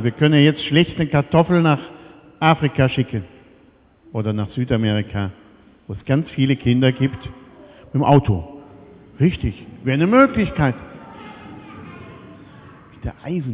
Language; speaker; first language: German; native; German